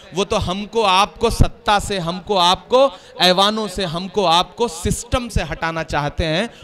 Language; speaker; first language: Hindi; native; Hindi